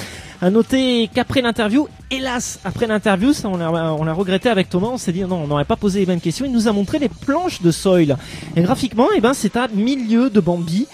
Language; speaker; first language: French; native; French